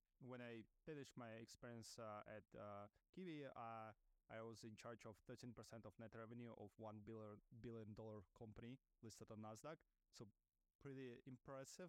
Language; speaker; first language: English; non-native, fluent; Russian